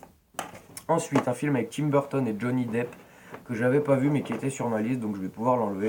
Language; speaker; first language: French; native; French